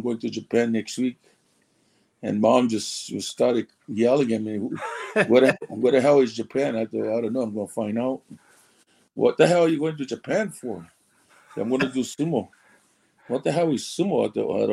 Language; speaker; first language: English; early bilingual, other home language; Samoan